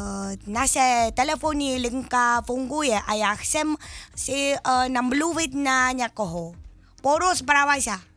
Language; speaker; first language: Slovak; non-native, learner; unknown